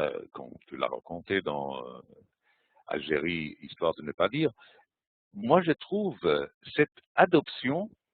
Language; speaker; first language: French; non-native, fluent; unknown